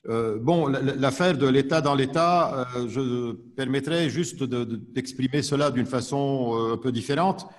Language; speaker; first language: French; non-native, local second language; Arabic